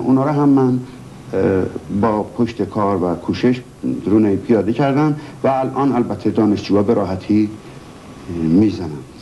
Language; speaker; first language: Persian; native; Persian